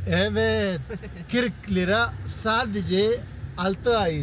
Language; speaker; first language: Turkish; non-native, learner; Urdu